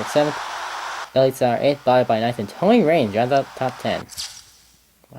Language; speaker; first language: English; native; English